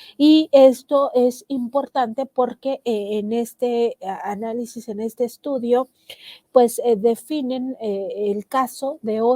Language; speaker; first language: Spanish; native; Spanish